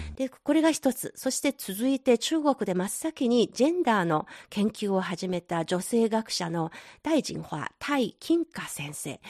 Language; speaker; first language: Japanese; non-native, fluent; Chinese